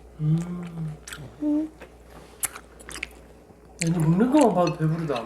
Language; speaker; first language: Korean; native; Korean